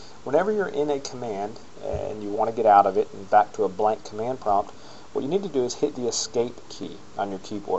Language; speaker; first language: English; native; English